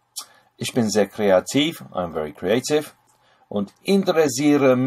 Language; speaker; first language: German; non-native, fluent; English